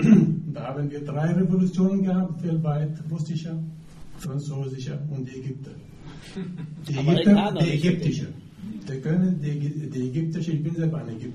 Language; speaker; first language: German; non-native, fluent; Arabic